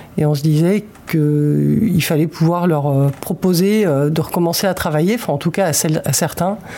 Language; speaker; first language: French; native; French